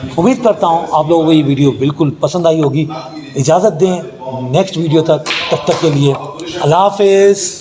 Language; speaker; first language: Urdu; non-native, local second language; Sindhi